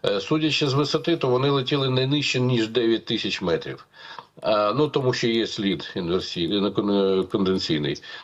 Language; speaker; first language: Ukrainian; non-native, local second language; Russian